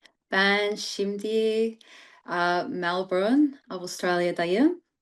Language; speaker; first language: Turkish; early bilingual, heritage; English